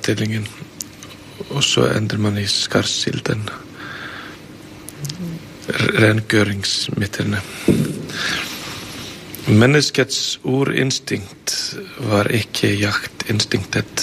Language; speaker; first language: Danish; non-native, fluent; Icelandic